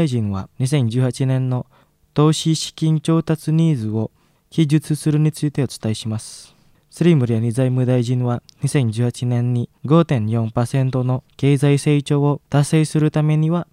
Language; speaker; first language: Japanese; non-native, fluent; Indonesian